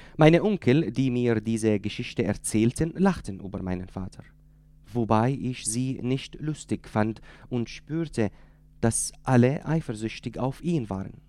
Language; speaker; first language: German; non-native, fluent; Arabic